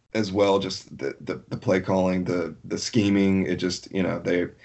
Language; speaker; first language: English; native; English